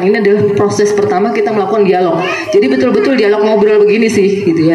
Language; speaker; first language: Indonesian; native; Indonesian